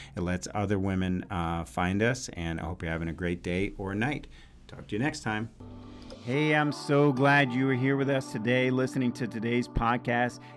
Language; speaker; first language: English; native; English